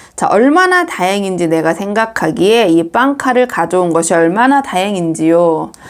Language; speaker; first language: Korean; native; Korean